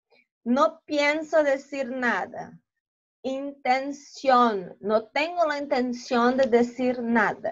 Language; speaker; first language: Spanish; non-native, fluent; Portuguese